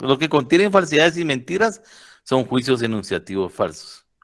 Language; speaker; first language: Spanish; native; Spanish